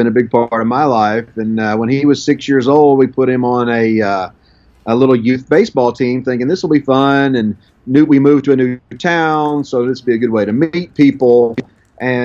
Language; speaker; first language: English; native; English